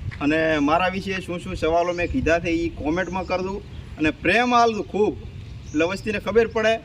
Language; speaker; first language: Gujarati; native; Gujarati